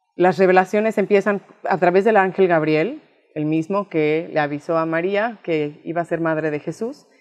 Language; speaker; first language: Spanish; native; Spanish